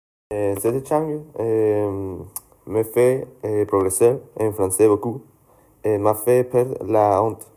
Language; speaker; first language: French; non-native, learner; Spanish